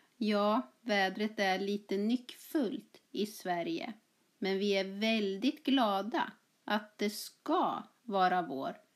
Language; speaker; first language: Swedish; native; Swedish